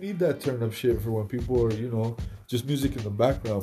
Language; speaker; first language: English; early bilingual, other home language; Spanish